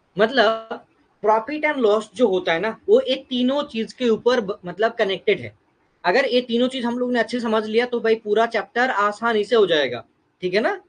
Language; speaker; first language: Hindi; non-native, local second language; Bangla